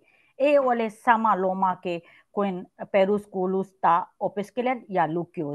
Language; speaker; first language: Finnish; non-native, learner; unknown